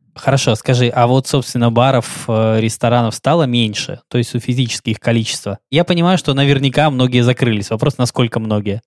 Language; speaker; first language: Russian; native; Russian